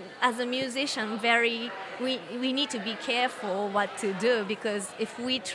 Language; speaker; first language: English; non-native, fluent; Japanese